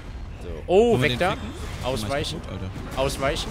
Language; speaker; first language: German; native; German